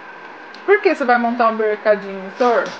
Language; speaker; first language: Portuguese; native; Portuguese